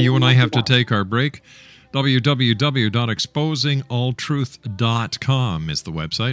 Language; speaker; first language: English; native; English